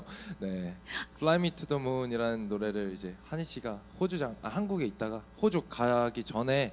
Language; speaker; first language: Korean; native; Korean